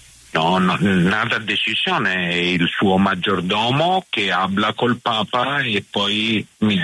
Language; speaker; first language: Spanish; non-native, learner; Italian